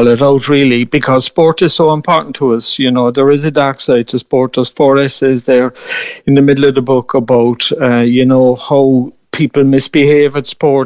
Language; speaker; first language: English; native; English